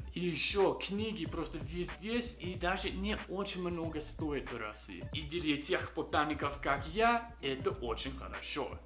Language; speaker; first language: Russian; non-native, fluent; English